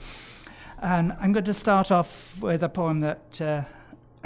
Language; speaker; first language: English; native; English